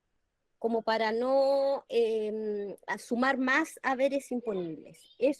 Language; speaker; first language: Spanish; native; Spanish